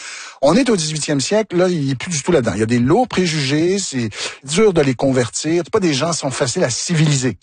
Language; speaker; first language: French; native; French